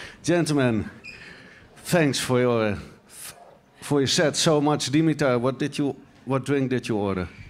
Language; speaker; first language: English; non-native, fluent; Dutch